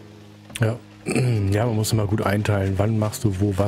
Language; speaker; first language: German; native; German